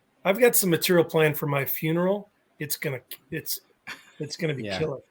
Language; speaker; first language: English; native; English